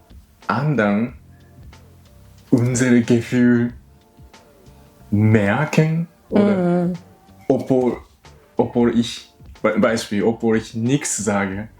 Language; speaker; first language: German; non-native, learner; Japanese